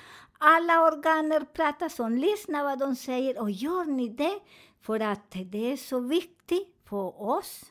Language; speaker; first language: Swedish; non-native, learner; Spanish